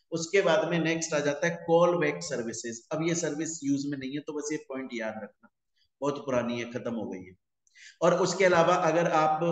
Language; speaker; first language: Hindi; native; Hindi